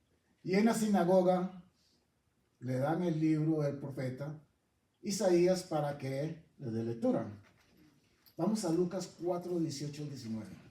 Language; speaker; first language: Spanish; native; Spanish